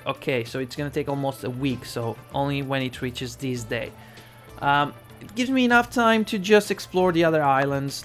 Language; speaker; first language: English; non-native, fluent; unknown